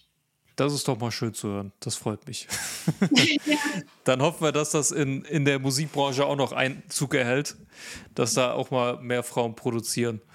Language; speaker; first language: German; native; German